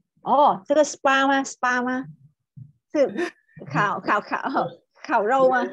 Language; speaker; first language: Chinese; non-native, fluent; Vietnamese